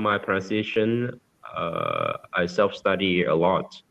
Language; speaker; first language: English; non-native, learner; Vietnamese